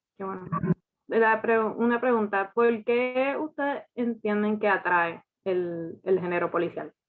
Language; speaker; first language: Spanish; early bilingual, heritage; Spanish